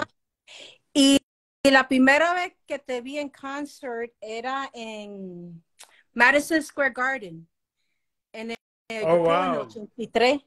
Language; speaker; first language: Spanish; early bilingual, heritage; Spanish